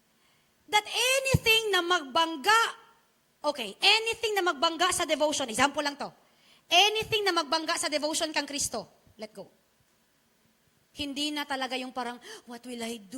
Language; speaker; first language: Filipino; non-native, local second language; Chavacano